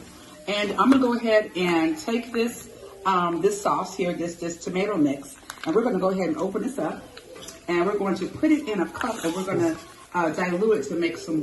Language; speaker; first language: English; native; English